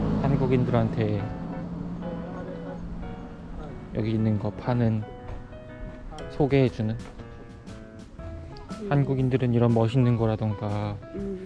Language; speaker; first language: Korean; non-native, fluent; Japanese